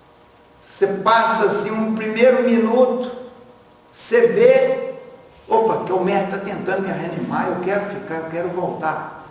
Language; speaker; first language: Portuguese; native; Portuguese